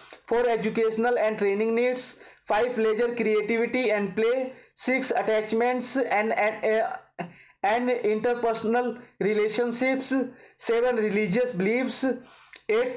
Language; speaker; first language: English; non-native, local second language; Hindi